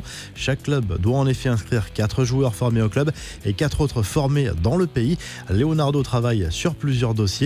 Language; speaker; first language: French; native; French